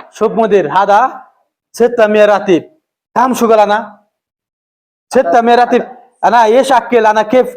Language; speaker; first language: Arabic; non-native, learner; Bangla